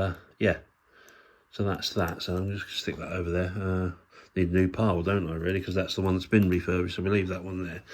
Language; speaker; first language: English; native; English